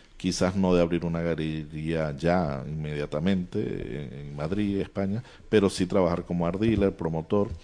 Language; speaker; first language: Spanish; native; Spanish